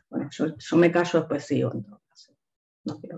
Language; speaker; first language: Spanish; native; Spanish